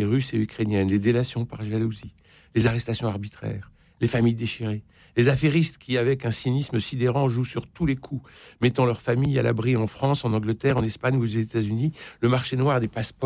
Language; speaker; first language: French; native; French